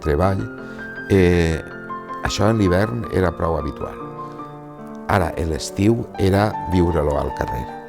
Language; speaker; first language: Catalan; native; Catalan